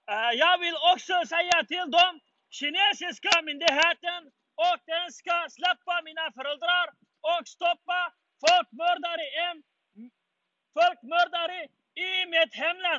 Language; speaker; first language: Swedish; non-native, learner; Uyghur